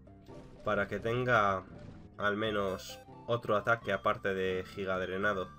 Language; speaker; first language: Spanish; native; Spanish